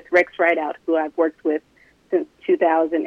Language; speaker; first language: English; native; English